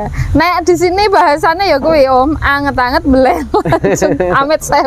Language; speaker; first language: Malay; non-native, local second language; Javanese